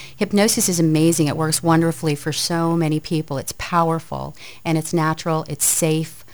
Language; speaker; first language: English; native; English